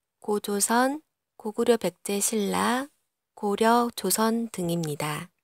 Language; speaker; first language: Korean; non-native, learner; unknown